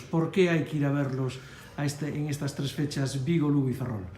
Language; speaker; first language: Spanish; native; Spanish